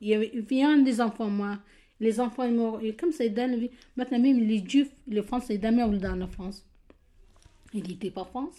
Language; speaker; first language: French; non-native, learner; Kurdish